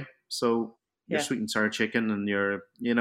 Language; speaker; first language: English; early bilingual, other home language; Cantonese